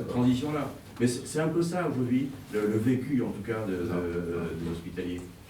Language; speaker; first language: French; native; French